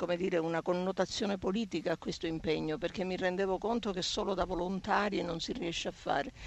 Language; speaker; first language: Italian; native; Italian